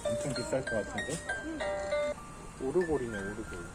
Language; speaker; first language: Korean; native; Korean